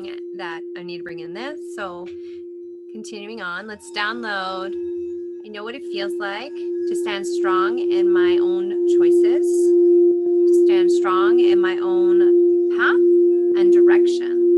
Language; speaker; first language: English; native; English